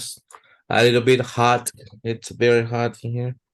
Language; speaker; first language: English; non-native, fluent; Spanish